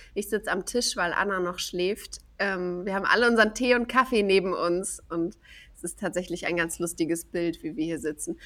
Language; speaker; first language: German; native; German